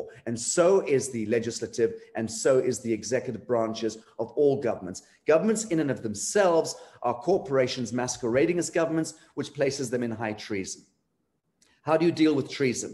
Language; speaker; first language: English; native; English